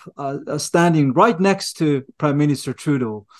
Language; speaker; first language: English; non-native, fluent; Chinese